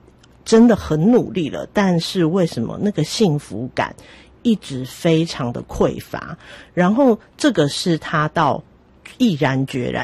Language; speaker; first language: Chinese; native; Chinese